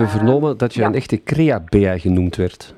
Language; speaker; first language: Dutch; native; Dutch